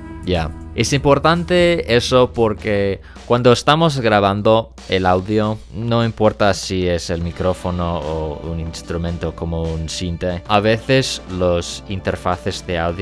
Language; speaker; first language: Spanish; non-native, fluent; English